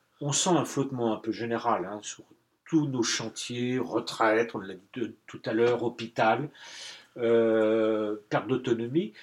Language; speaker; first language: French; native; French